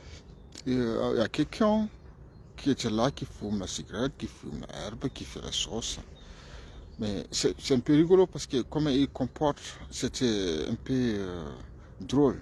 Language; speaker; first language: French; non-native, fluent; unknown